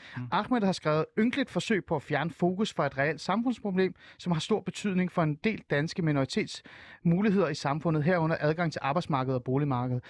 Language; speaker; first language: Danish; early bilingual, other home language; Persian